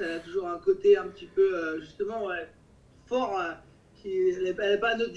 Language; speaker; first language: French; native; French